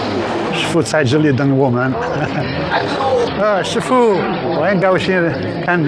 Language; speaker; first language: Chinese; non-native, learner; Italian